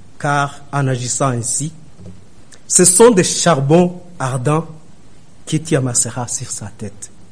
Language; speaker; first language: French; non-native, local second language; Rundi